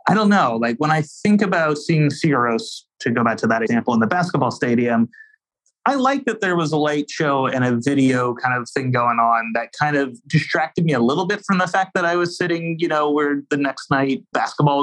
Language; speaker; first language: English; native; English